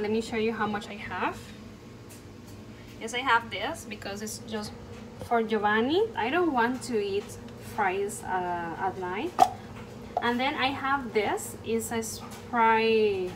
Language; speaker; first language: English; non-native, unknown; Spanish